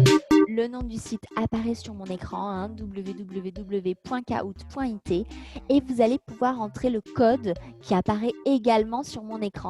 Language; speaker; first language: French; native; French